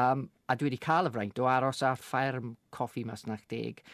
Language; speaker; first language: Welsh; non-native, fluent; English